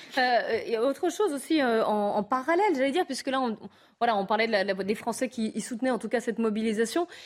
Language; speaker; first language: French; native; French